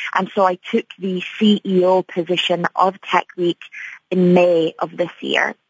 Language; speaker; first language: English; native; English